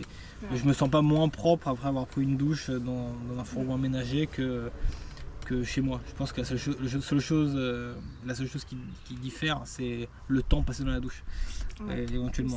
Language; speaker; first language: French; native; French